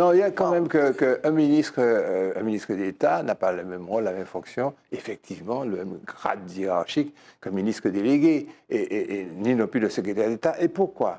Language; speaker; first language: French; native; French